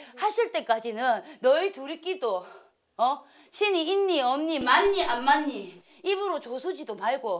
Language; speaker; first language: Korean; native; Korean